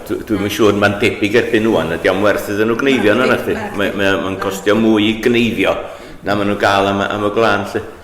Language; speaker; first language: Welsh; native; Welsh